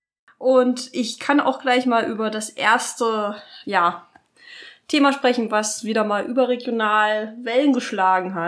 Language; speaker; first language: German; native; German